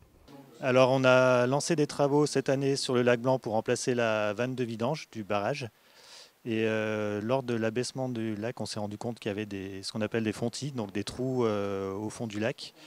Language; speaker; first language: French; native; French